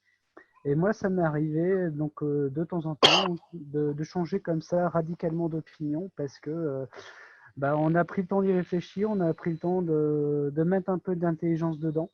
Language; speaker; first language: French; native; French